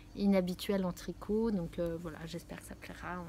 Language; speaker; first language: French; native; French